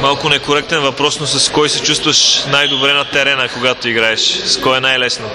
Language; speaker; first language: Bulgarian; native; Bulgarian